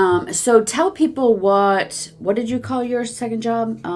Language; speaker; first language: English; native; English